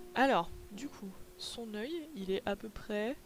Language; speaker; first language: French; native; French